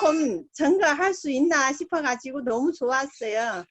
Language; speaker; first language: Korean; non-native, learner; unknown